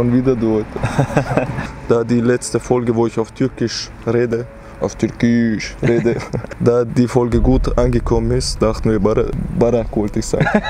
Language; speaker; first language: German; early bilingual, other home language; Chechen